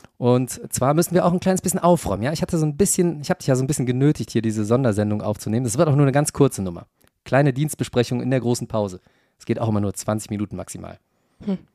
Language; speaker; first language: German; native; German